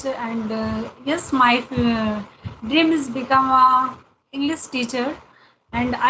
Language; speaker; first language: English; non-native, learner; Hindi